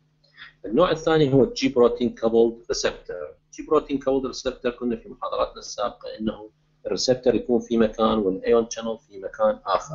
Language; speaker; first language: Arabic; native; Arabic